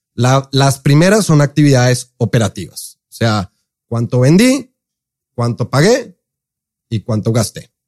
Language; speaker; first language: Spanish; native; Spanish